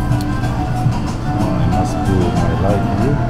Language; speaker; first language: English; non-native, learner; German